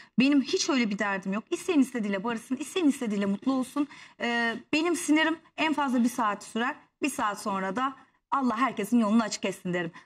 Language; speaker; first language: Turkish; native; Turkish